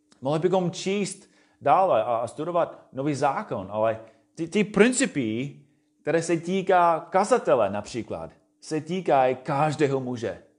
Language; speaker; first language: Czech; non-native, fluent; English